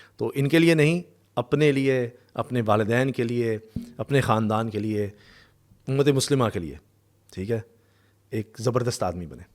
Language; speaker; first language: Urdu; native; Urdu